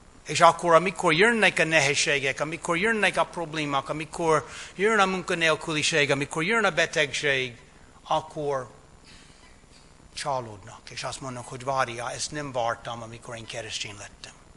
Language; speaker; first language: Hungarian; non-native, fluent; English